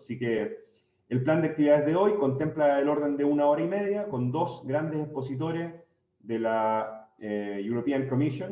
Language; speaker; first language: Spanish; native; Spanish